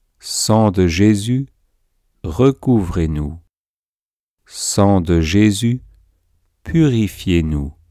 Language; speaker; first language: French; native; French